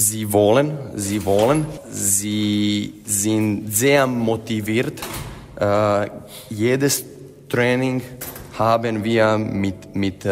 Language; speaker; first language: German; non-native, learner; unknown